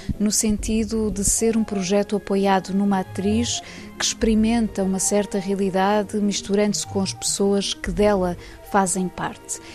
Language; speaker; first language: Portuguese; native; Portuguese